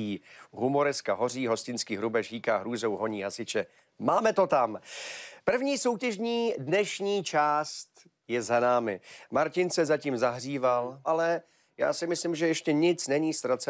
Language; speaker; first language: Czech; native; Czech